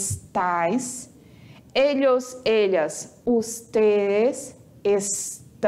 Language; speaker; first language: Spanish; non-native, fluent; Portuguese